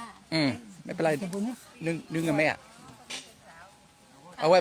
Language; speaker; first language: Thai; non-native, learner; French